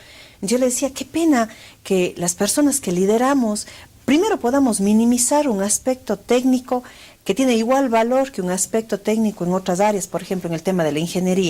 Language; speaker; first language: Spanish; native; Spanish